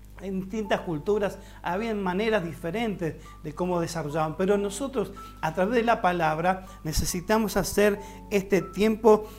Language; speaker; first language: Spanish; native; Spanish